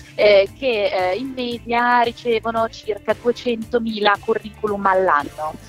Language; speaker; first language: Italian; native; Italian